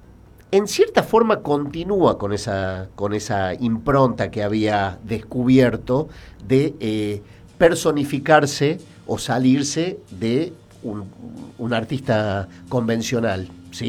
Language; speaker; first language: Spanish; native; Spanish